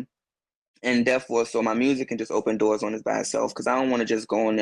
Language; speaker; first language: English; native; English